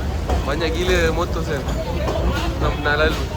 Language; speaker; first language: Malay; native; Malay